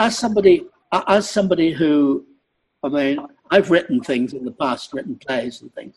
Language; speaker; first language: English; native; English